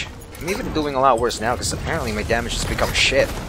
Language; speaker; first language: English; native; English